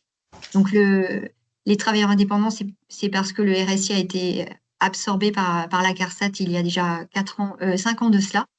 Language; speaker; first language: French; native; French